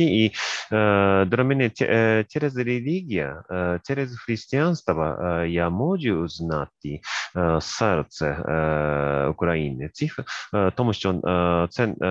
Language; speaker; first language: Ukrainian; non-native, learner; Japanese